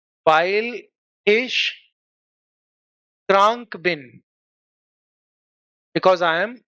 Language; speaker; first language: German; non-native, fluent; Hindi